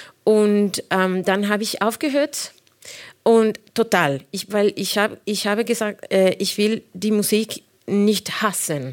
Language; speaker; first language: German; non-native, fluent; Spanish